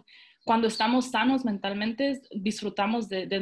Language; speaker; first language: Spanish; early bilingual, heritage; Spanish